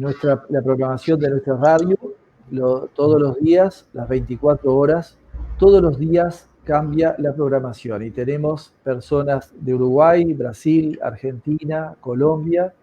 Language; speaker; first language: Spanish; native; Spanish